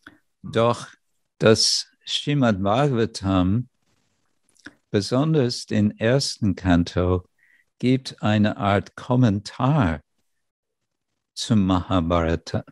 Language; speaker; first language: German; non-native, fluent; English